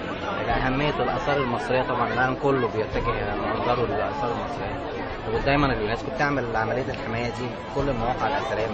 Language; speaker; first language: Arabic; native; Arabic